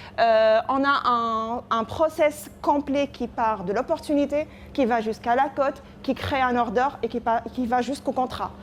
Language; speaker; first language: French; non-native, local second language; Arabic